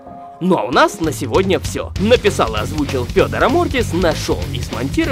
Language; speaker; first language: Russian; native; Russian